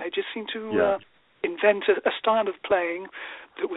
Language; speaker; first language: English; native; English